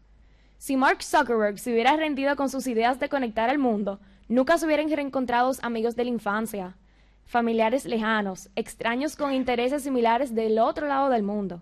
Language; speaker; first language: Spanish; early bilingual, heritage; Spanish